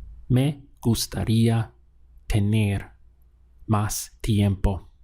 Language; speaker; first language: Spanish; non-native, fluent; English